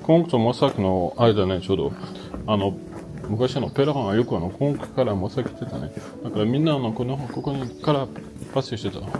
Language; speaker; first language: Japanese; non-native, learner; French